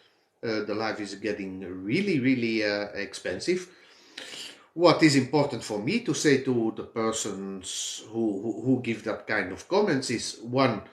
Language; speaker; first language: English; non-native, fluent; Dutch